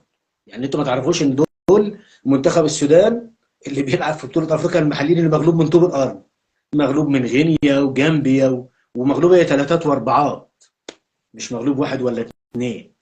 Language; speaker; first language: Arabic; native; Arabic